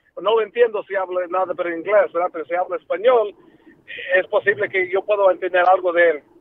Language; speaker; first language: Spanish; early bilingual, heritage; Spanish